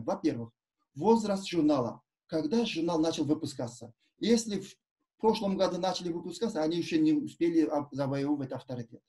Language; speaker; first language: Russian; non-native, local second language; Kyrgyz